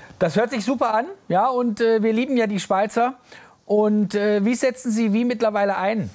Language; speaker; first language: German; native; German